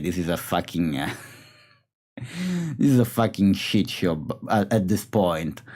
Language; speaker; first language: English; non-native, fluent; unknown